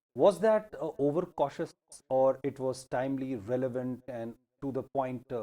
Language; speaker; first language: English; non-native, local second language; Hindi